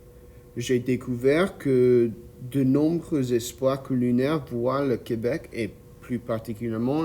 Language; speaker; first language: French; non-native, learner; English